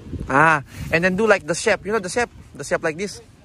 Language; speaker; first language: English; non-native, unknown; Indonesian